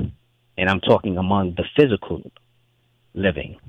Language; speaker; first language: English; native; English